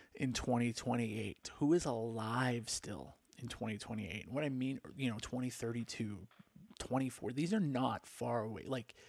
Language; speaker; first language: English; native; English